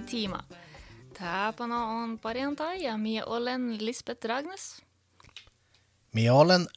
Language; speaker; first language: Finnish; non-native, learner; Norwegian